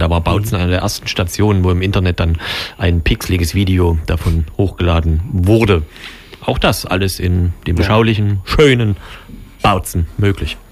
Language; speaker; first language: German; native; German